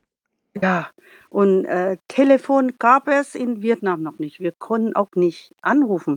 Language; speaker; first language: German; non-native, learner; Vietnamese